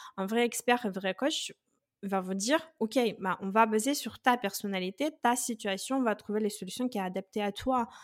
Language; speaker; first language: French; non-native, fluent; Russian